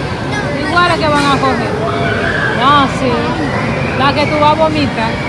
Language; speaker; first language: Spanish; non-native, learner; Haitian Creole